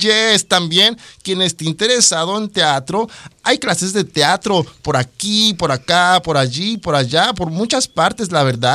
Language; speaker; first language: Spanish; early bilingual, other home language; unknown